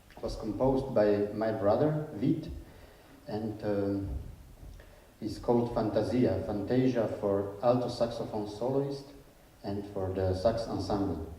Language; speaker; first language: English; non-native, fluent; Slovenian